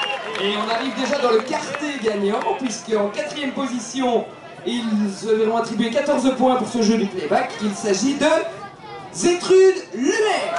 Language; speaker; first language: French; native; French